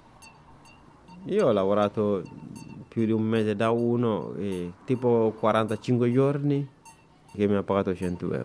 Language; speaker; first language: Italian; non-native, fluent; Bambara